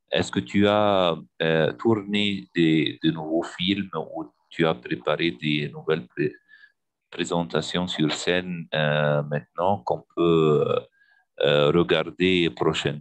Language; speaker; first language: French; non-native, fluent; Arabic